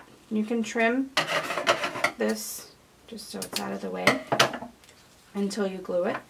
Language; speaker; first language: English; native; English